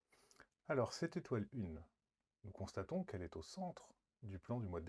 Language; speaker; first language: French; native; French